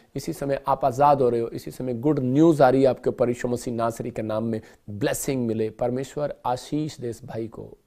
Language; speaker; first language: Hindi; non-native, local second language; Punjabi